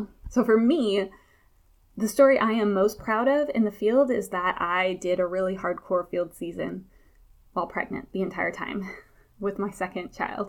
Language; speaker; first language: English; native; English